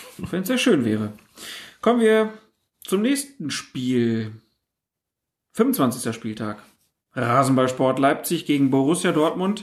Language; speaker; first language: German; native; German